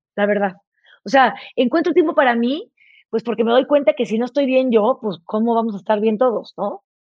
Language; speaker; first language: Spanish; native; Spanish